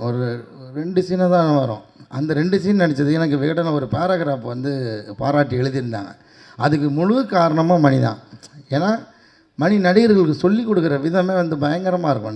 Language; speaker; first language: Tamil; native; Tamil